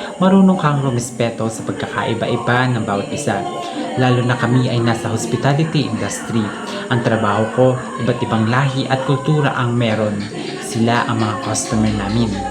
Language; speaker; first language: Filipino; native; Filipino